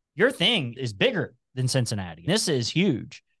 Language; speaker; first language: English; native; English